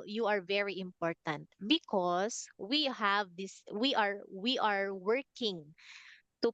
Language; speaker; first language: English; non-native, fluent; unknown